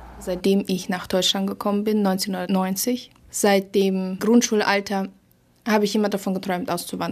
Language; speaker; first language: German; early bilingual, other home language; Russian